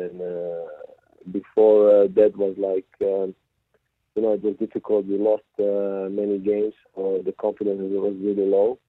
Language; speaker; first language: English; non-native, fluent; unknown